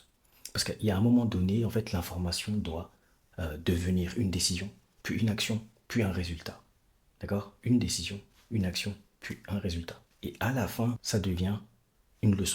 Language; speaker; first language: French; native; French